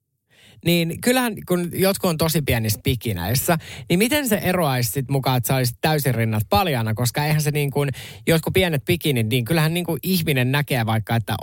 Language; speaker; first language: Finnish; native; Finnish